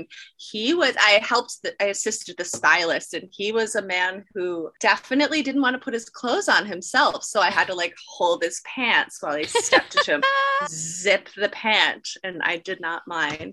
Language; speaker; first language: English; native; English